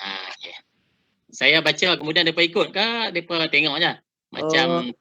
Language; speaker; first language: Malay; native; Malay